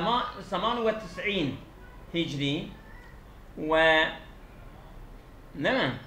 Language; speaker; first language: Arabic; non-native, fluent; Turkish